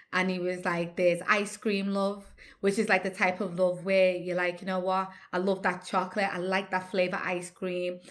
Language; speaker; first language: English; native; English